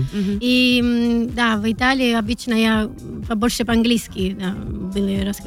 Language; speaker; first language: Russian; non-native, learner; Italian